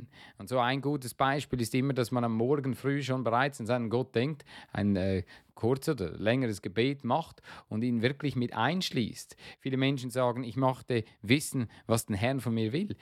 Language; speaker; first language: German; non-native, fluent; English